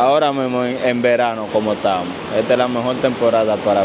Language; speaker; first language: Spanish; native; Spanish